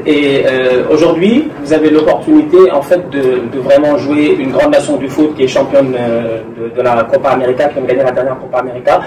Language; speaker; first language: French; non-native, local second language; Wolof